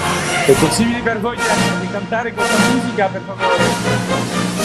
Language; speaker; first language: Italian; non-native, learner; French